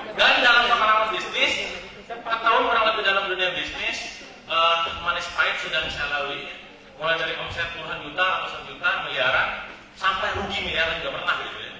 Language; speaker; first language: Indonesian; native; Indonesian